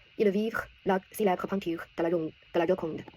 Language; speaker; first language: French; non-native, learner; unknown